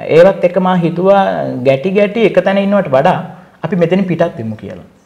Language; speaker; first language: Sinhala; non-native, local second language; Tamil